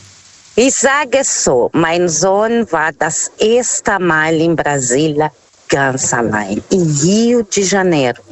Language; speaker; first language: German; non-native, fluent; Portuguese